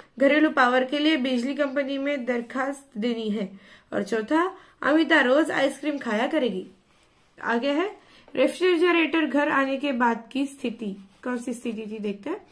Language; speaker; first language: Hindi; non-native, local second language; Marathi